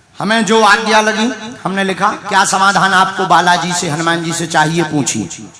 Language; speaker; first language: Hindi; native; Hindi